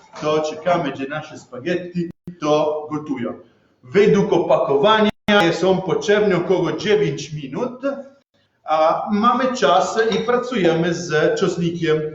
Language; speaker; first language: Polish; non-native, learner; Italian